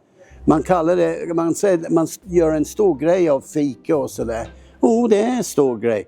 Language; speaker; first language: Swedish; non-native, fluent; English